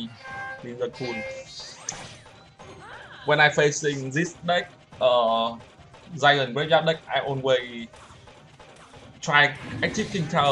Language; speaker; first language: English; non-native, learner; Vietnamese